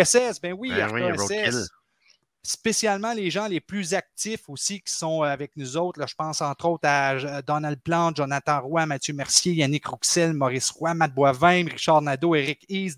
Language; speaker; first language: French; native; French